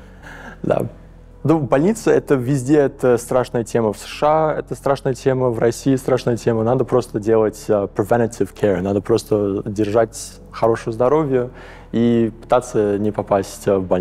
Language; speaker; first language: Russian; early bilingual, heritage; English